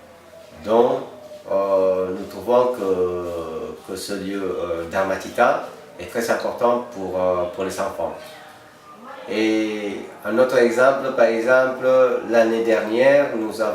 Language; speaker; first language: French; non-native, fluent; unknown